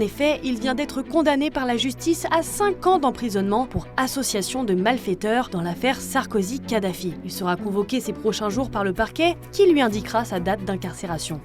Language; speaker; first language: French; native; French